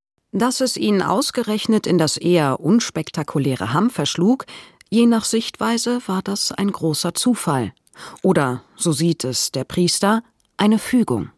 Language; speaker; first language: German; native; German